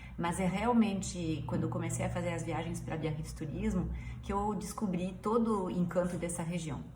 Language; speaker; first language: Portuguese; non-native, fluent; French